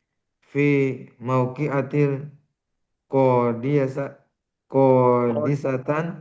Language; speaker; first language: Arabic; non-native, learner; Indonesian